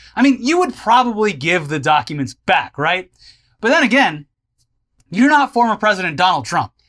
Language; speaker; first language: English; native; English